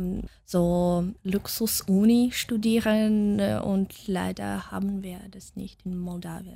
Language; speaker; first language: German; non-native, fluent; Russian